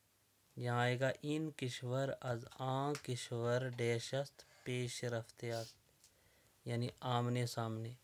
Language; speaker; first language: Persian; non-native, fluent; Urdu